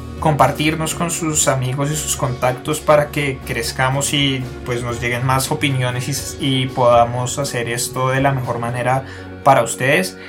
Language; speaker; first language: Spanish; native; Spanish